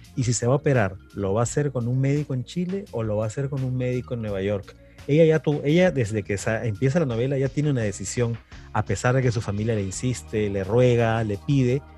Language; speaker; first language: Spanish; native; Spanish